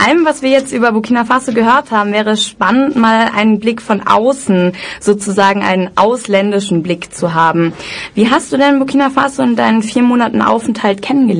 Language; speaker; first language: German; native; German